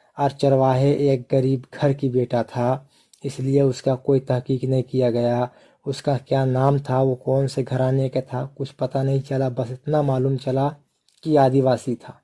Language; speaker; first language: Hindi; native; Hindi